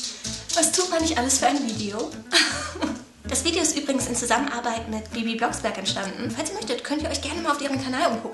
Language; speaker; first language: German; native; German